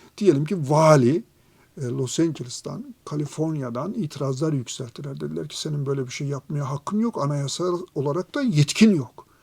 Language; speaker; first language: Turkish; native; Turkish